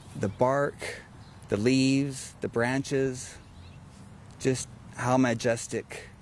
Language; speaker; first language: English; native; English